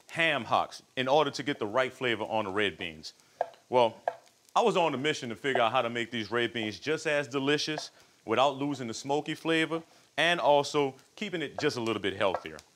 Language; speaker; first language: English; native; English